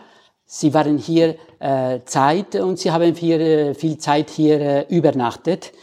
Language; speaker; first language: German; non-native, learner; Spanish